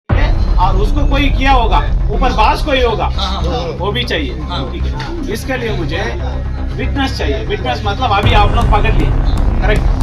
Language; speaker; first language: Hindi; non-native, local second language; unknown